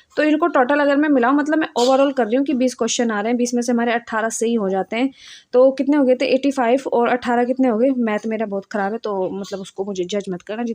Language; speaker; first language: Hindi; native; Hindi